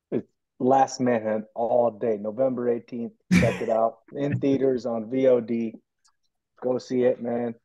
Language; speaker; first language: English; native; English